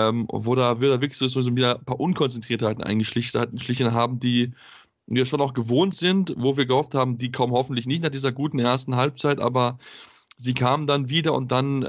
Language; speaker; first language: German; native; German